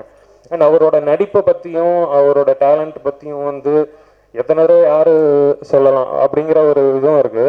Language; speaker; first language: Tamil; native; Tamil